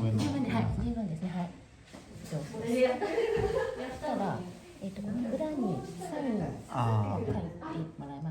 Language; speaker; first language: Japanese; native; Japanese